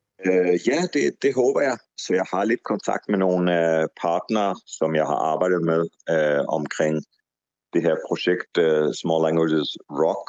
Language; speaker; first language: Danish; non-native, fluent; Hebrew